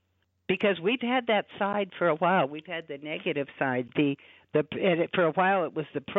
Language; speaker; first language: English; native; English